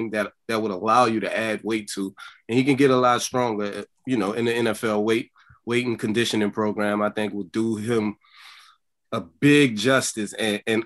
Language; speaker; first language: English; native; English